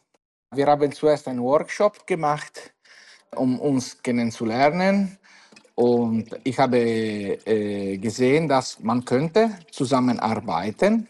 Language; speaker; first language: German; non-native, learner; Italian